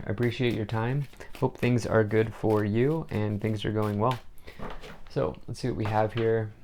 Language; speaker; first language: English; native; English